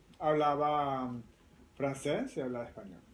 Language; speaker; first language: Spanish; early bilingual, other home language; French